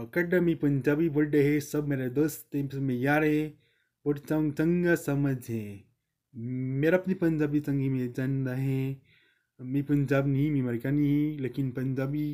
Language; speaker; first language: Hindi; non-native, learner; English